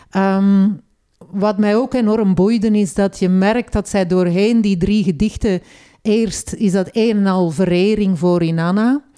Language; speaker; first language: Dutch; native; Dutch